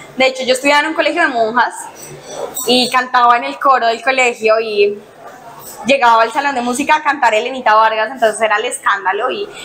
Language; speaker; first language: Spanish; native; Spanish